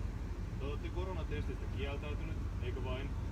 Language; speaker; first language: Finnish; native; Finnish